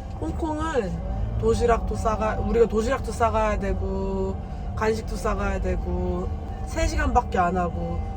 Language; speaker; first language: Korean; native; Korean